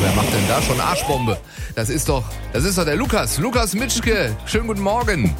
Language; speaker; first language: German; native; German